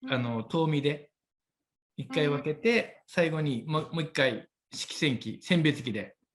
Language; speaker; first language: Japanese; native; Japanese